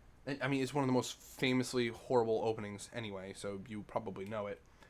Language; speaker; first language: English; native; English